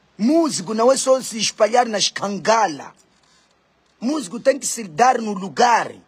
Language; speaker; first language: Portuguese; non-native, local second language; Makhuwa